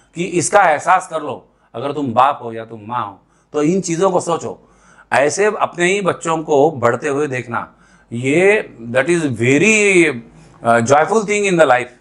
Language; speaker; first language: Hindi; non-native, local second language; Marathi